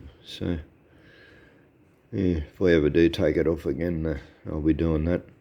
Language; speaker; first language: English; native; English